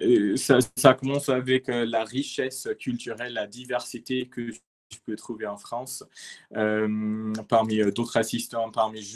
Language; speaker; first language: French; non-native, fluent; English